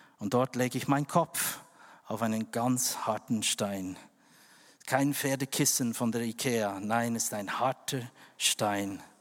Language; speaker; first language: German; non-native, fluent; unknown